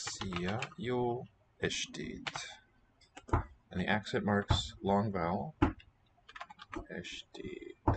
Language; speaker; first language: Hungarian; non-native, learner; English